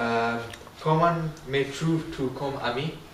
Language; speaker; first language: French; non-native, learner; English